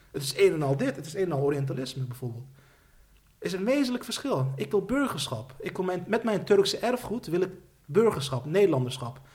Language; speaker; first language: Dutch; early bilingual, other home language; Turkish